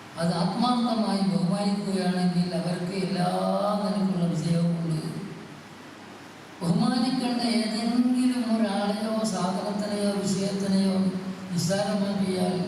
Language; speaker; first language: Malayalam; native; Malayalam